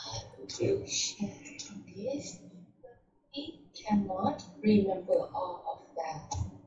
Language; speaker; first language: English; non-native, learner; Thai